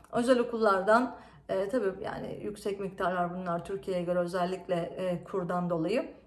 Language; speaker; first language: Turkish; native; Turkish